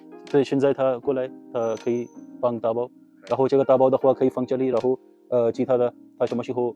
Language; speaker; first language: Chinese; non-native, learner; Urdu